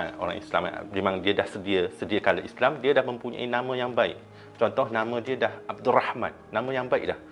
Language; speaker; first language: Malay; non-native, local second language; Chinese